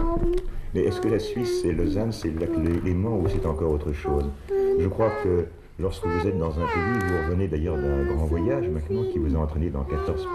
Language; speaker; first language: French; native; French